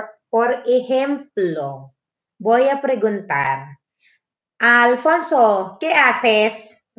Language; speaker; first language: Spanish; non-native, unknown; Filipino